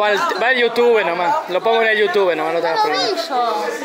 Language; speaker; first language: Spanish; native; Spanish